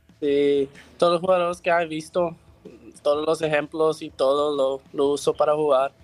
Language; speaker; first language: Spanish; early bilingual, heritage; Spanish